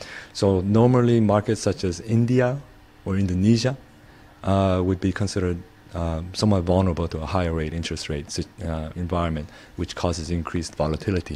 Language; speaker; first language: English; non-native, fluent; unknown